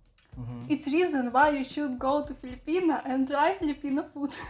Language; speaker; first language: English; non-native, learner; Russian